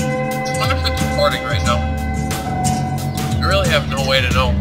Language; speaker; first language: English; native; English